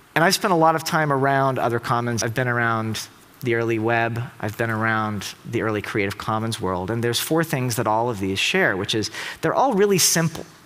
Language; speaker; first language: English; native; English